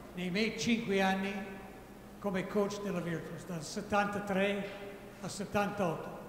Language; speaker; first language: Italian; non-native, fluent; English